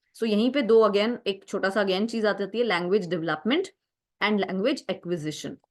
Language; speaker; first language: Hindi; native; Hindi